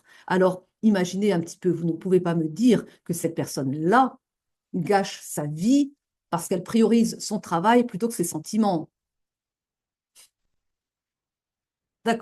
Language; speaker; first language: French; native; French